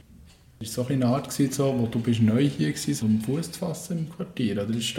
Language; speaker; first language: German; native; German